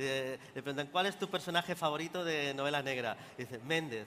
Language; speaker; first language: Spanish; native; Spanish